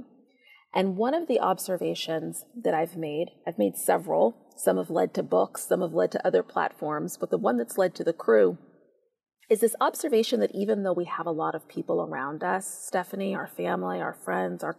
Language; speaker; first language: English; native; English